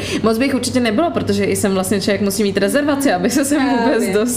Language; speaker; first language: Czech; native; Czech